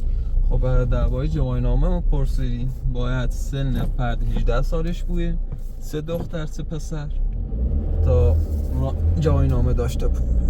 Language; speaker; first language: Persian; native; Persian